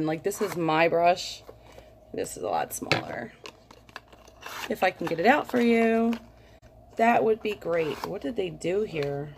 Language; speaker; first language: English; native; English